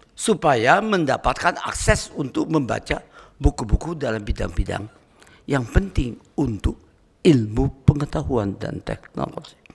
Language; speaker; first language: Indonesian; native; Indonesian